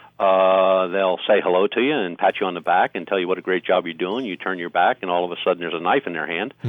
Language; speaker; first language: English; native; English